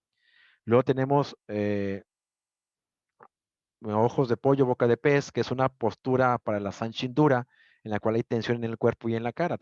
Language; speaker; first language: Spanish; native; Spanish